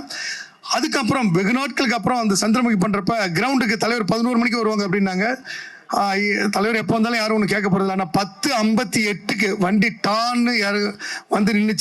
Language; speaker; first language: Tamil; native; Tamil